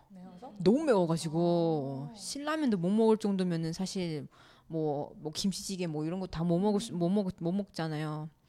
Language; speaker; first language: Korean; non-native, fluent; Chinese